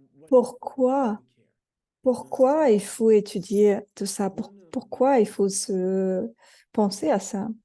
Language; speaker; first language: French; non-native, fluent; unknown